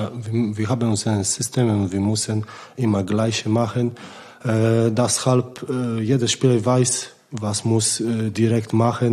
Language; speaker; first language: German; non-native, learner; Polish